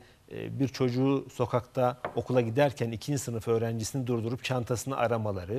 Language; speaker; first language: Turkish; native; Turkish